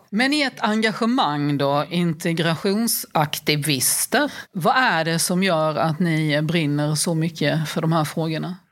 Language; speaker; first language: Swedish; early bilingual, other home language; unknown